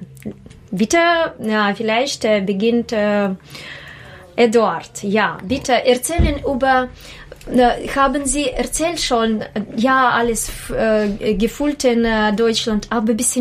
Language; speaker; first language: German; non-native, learner; Russian